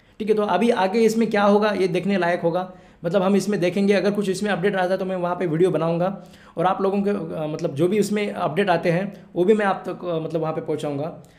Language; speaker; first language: Hindi; non-native, local second language; Marathi